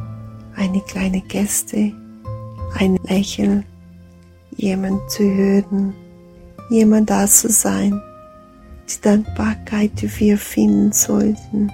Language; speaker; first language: German; non-native, fluent; Portuguese